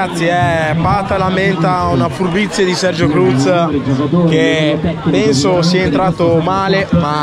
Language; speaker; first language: Italian; early bilingual, other home language; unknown